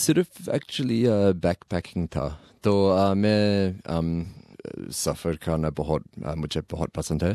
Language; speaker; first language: Hindi; non-native, learner; English